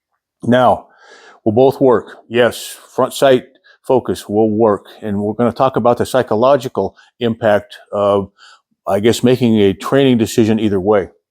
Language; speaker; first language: English; native; English